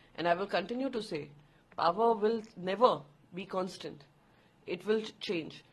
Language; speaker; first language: English; non-native, local second language; Hindi